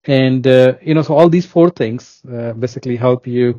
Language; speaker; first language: English; non-native, local second language; Hindi